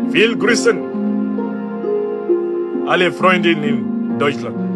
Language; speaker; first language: German; non-native, learner; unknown